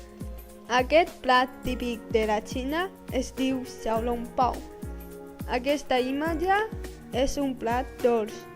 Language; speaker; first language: Catalan; non-native, learner; Chinese